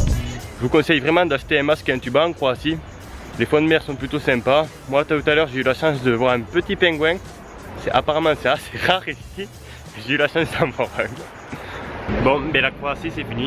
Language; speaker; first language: French; native; French